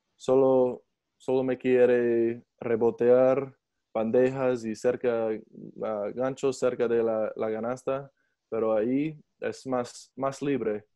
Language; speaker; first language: Spanish; non-native, learner; English